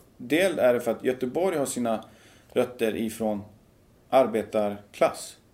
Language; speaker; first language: Swedish; early bilingual, other home language; Persian